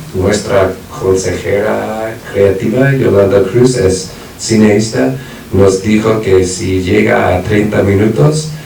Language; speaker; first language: Spanish; non-native, fluent; English